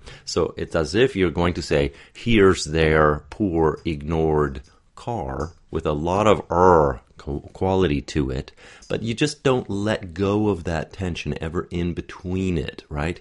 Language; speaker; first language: English; native; English